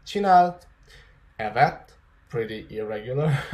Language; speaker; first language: Hungarian; non-native, fluent; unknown